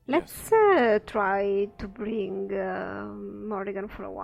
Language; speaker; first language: English; non-native, fluent; Italian